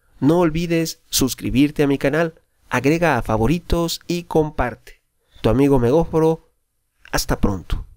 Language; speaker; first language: Spanish; native; Spanish